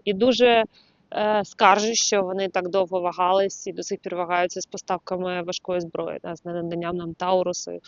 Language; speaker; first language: Ukrainian; non-native, local second language; Russian